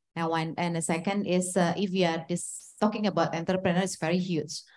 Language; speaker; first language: English; non-native, fluent; Indonesian